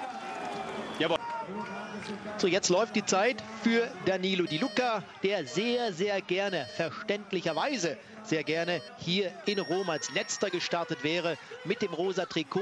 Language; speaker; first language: German; native; German